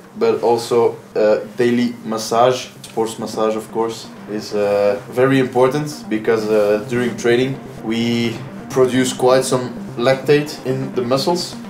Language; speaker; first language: English; non-native, fluent; Dutch